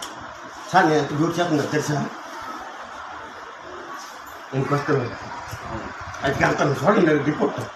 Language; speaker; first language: Telugu; native; Telugu